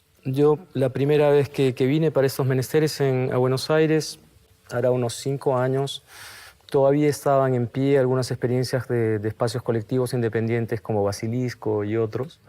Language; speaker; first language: Spanish; native; Spanish